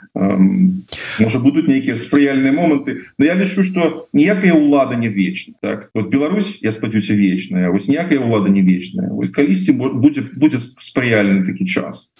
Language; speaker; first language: Belarusian; non-native, local second language; Russian